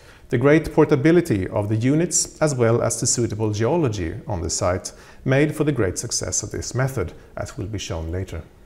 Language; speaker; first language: English; non-native, fluent; Swedish